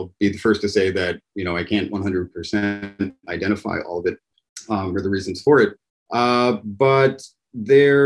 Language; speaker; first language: English; native; English